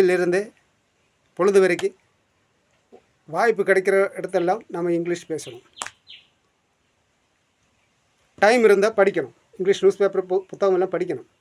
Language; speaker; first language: Tamil; non-native, local second language; Malayalam